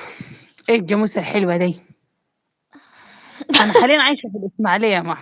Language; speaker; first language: Arabic; native; Arabic